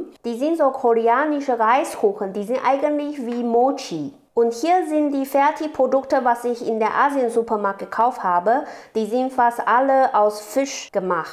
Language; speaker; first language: German; non-native, learner; Chinese